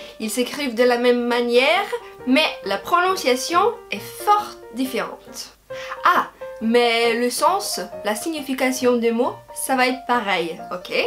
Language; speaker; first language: French; non-native, fluent; Portuguese